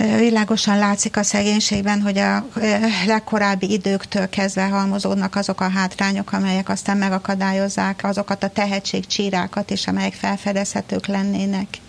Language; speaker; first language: Hungarian; native; Hungarian